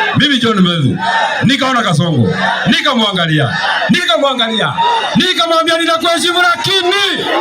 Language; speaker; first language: Swahili; non-native, local second language; Kikuyu